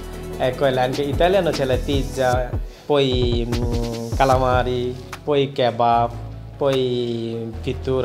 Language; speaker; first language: Italian; non-native, learner; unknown